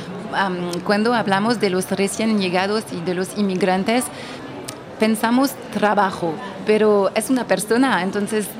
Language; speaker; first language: Spanish; non-native, fluent; French